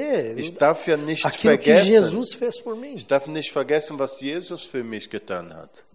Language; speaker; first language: German; non-native, fluent; Portuguese